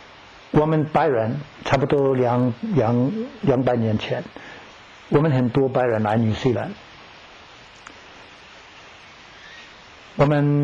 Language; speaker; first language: Chinese; non-native, fluent; English